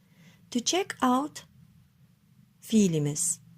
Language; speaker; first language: English; non-native, learner; Turkish